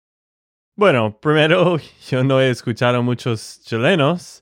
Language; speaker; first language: Spanish; non-native, fluent; English